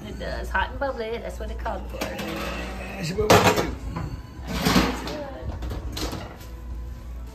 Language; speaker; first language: English; native; English